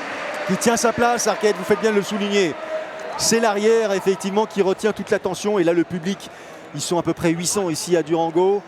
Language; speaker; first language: French; native; French